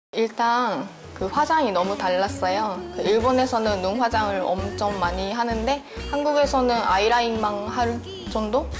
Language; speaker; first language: Korean; non-native, fluent; Japanese